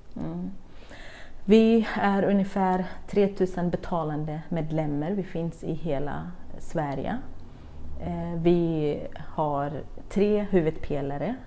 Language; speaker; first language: Swedish; non-native, fluent; Kurdish